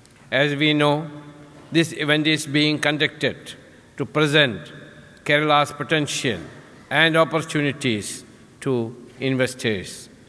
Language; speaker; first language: English; non-native, local second language; Malayalam